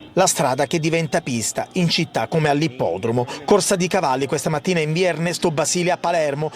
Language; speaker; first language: Italian; native; Italian